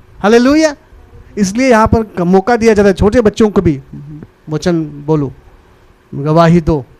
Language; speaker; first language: Hindi; non-native, local second language; Marathi